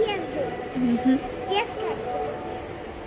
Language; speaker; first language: Russian; early bilingual, other home language; Tajik